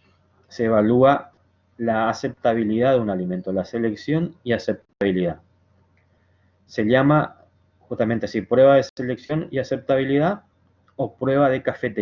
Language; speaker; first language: Spanish; native; Spanish